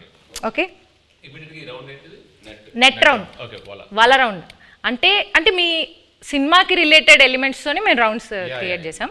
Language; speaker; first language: Telugu; native; Telugu